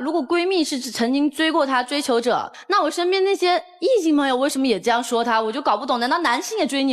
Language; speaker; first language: Chinese; native; Chinese